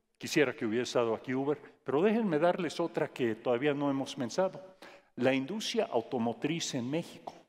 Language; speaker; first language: Spanish; non-native, fluent; English